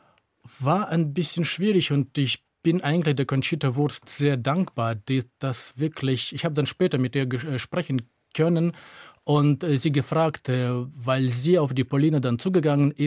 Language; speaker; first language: German; native; German